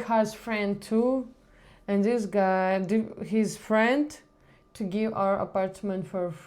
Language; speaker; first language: English; non-native, learner; Ukrainian